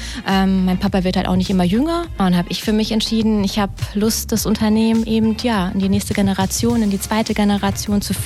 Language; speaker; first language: German; native; German